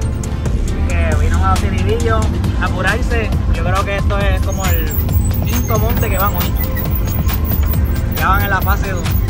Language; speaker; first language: Spanish; native; Spanish